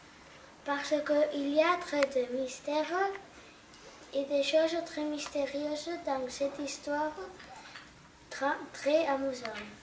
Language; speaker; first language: French; non-native, learner; Catalan